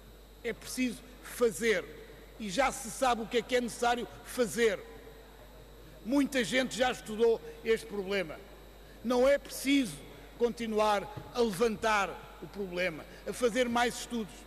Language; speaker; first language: Portuguese; native; Portuguese